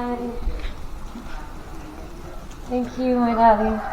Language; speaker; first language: English; non-native, learner; Thai